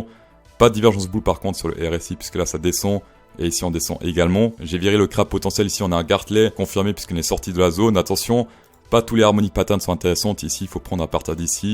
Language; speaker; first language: French; native; French